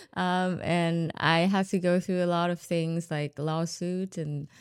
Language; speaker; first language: English; non-native, fluent; Vietnamese